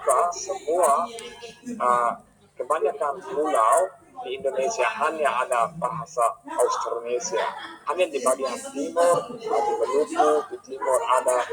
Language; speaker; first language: Indonesian; non-native, fluent; English